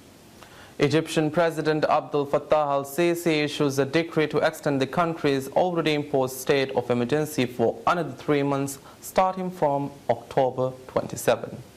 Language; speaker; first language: English; non-native, local second language; Divehi